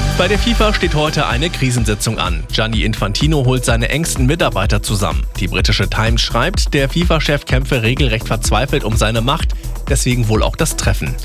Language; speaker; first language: German; native; German